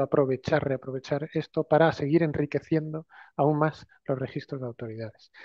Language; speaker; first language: Spanish; native; Spanish